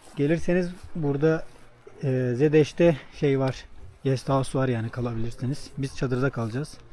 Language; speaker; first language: Turkish; native; Turkish